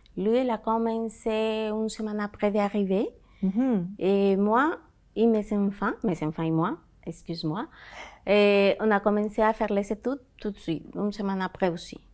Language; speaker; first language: French; non-native, learner; Spanish